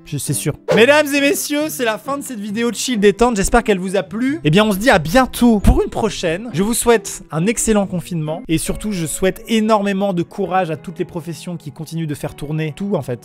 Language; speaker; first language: French; native; French